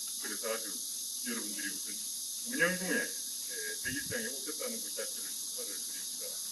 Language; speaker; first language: Korean; native; Korean